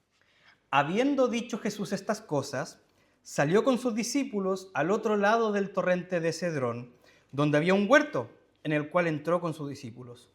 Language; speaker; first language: Spanish; native; Spanish